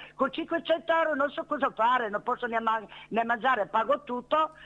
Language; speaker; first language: Italian; non-native, fluent; Bosnian